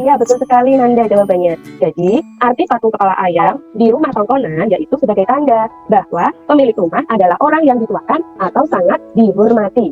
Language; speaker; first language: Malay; non-native, local second language; Javanese